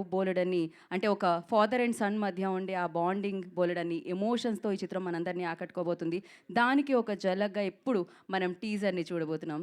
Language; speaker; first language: Telugu; native; Telugu